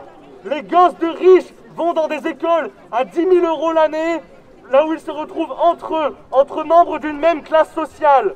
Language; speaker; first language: French; native; French